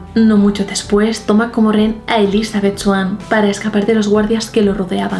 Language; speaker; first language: Spanish; native; Spanish